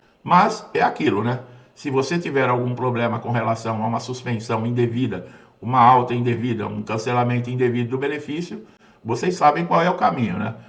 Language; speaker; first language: Portuguese; native; Portuguese